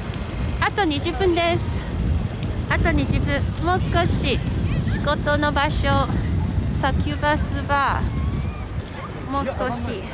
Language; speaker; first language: Japanese; non-native, learner; English